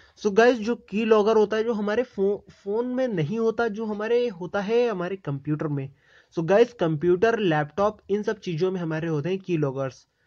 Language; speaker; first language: Hindi; native; Hindi